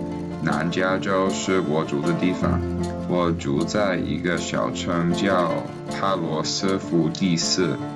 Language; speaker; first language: Chinese; non-native, learner; English